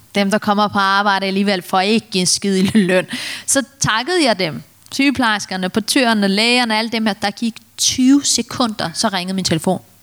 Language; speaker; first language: Danish; early bilingual, other home language; Turkish